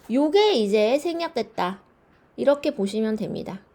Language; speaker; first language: Korean; native; Korean